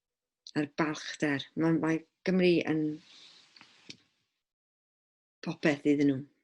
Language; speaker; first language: Welsh; non-native, local second language; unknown